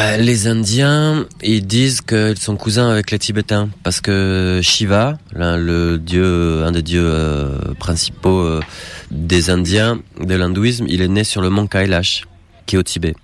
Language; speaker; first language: French; native; French